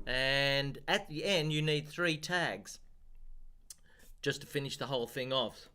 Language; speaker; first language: English; native; English